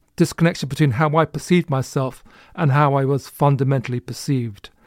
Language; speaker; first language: English; native; English